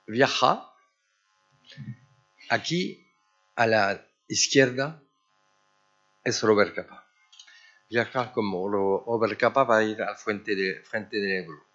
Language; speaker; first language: Spanish; early bilingual, heritage; French